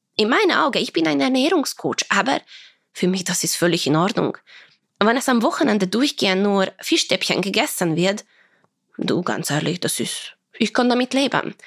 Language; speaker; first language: German; non-native, fluent; Croatian